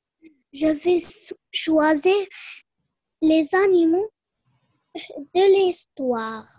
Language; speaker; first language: French; non-native, learner; Arabic